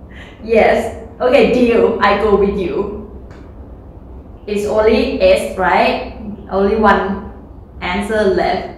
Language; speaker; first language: English; non-native, learner; Thai